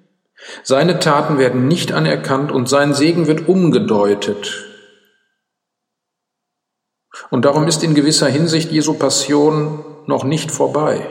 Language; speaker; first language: German; native; German